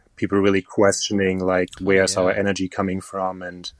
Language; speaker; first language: English; non-native, fluent; German